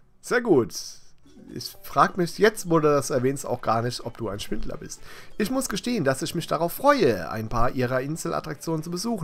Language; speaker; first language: German; native; German